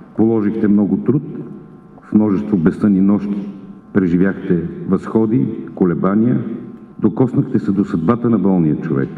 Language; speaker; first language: Bulgarian; native; Bulgarian